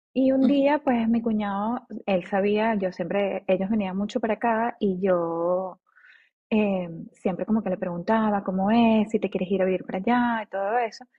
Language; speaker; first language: Spanish; native; Spanish